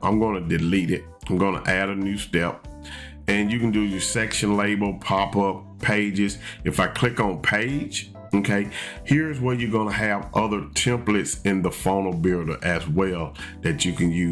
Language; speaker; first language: English; native; English